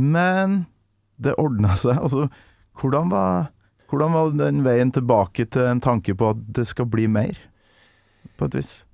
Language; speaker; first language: Norwegian; native; Norwegian